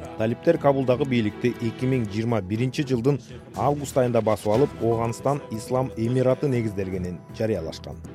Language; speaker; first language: Kyrgyz; native; Kyrgyz